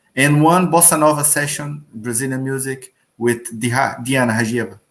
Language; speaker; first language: English; non-native, learner; Portuguese